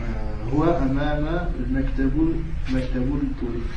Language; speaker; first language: Arabic; non-native, learner; French